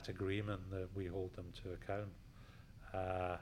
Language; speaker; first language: English; native; English